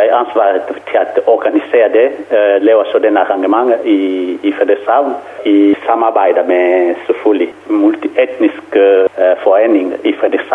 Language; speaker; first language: Danish; non-native, fluent; Kongo